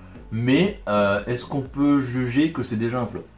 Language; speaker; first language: French; native; French